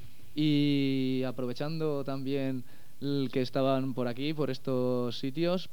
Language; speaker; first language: Spanish; native; Spanish